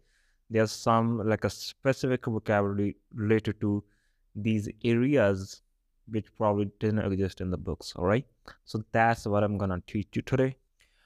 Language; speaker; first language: English; non-native, local second language; Punjabi